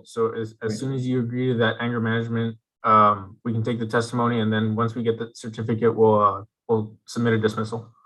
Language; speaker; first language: English; native; English